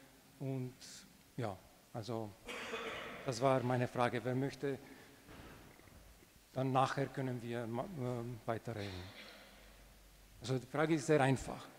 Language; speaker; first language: German; non-native, fluent; Romanian